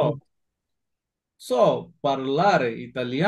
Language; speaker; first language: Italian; non-native, fluent; Bangla